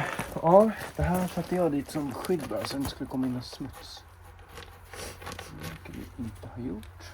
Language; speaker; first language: Swedish; native; Swedish